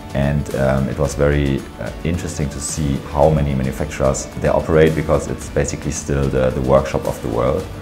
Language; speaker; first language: English; non-native, fluent; German